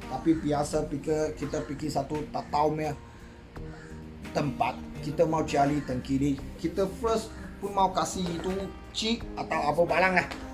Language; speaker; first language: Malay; non-native, local second language; Chinese